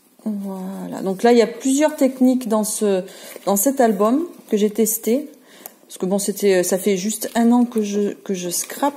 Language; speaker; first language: French; native; French